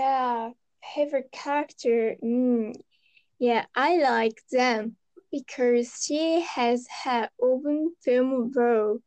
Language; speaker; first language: English; non-native, learner; Japanese